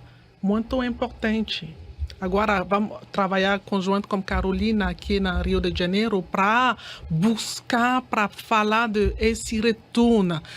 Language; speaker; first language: Portuguese; non-native, learner; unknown